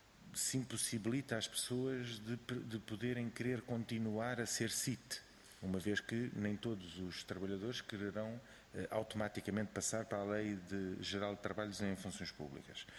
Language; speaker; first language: Portuguese; native; Portuguese